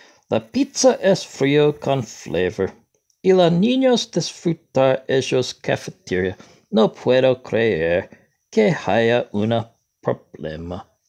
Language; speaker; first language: Spanish; non-native, learner; English